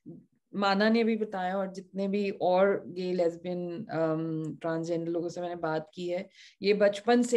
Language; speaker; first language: Hindi; native; Hindi